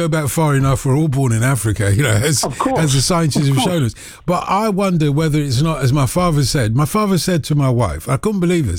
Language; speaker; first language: English; non-native, local second language; Yoruba